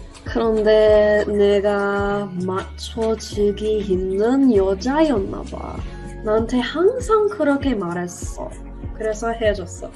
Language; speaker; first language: Korean; non-native, learner; English